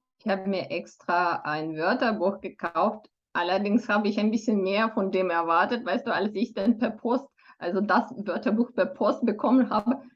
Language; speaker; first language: German; non-native, fluent; Romanian